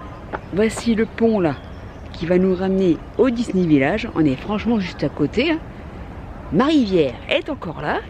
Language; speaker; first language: French; native; French